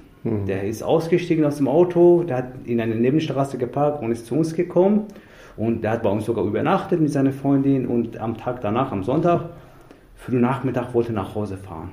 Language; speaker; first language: German; non-native, fluent; Persian